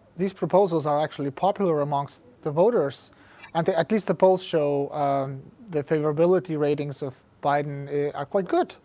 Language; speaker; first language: English; non-native, fluent; Lithuanian